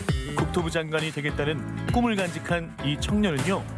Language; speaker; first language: Korean; native; Korean